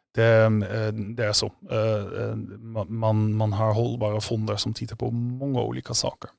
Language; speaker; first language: Swedish; non-native, fluent; Dutch